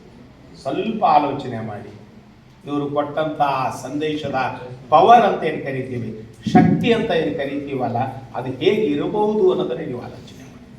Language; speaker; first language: Kannada; native; Kannada